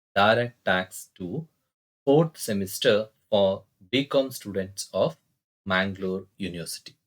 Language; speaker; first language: English; non-native, local second language; Kannada